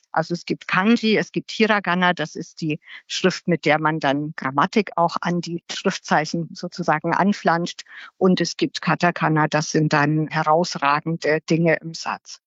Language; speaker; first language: German; native; German